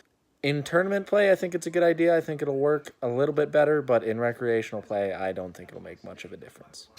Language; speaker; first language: English; native; English